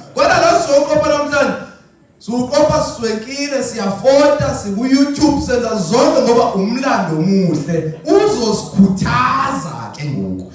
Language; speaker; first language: Zulu; non-native, local second language; Xhosa